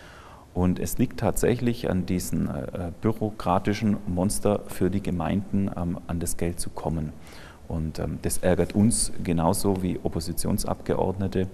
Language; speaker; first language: German; native; German